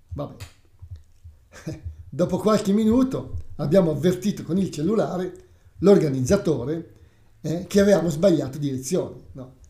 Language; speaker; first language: Italian; native; Italian